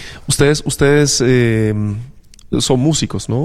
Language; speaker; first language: Spanish; non-native, fluent; Polish